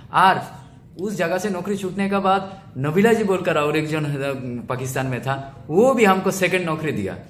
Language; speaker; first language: Hindi; non-native, local second language; Bangla